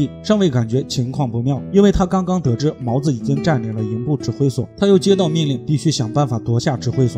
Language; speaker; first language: Chinese; native; Chinese